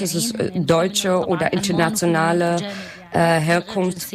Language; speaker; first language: German; non-native, learner; Arabic